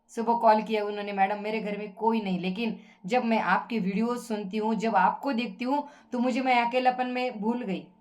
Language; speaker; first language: Hindi; non-native, local second language; Marathi